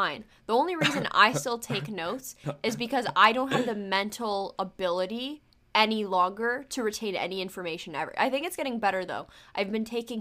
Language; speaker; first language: English; early bilingual, other home language; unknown